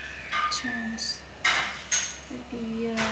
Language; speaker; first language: English; non-native, learner; Vietnamese